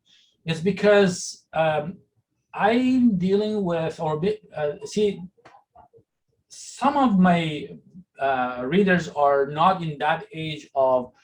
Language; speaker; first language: English; non-native, fluent; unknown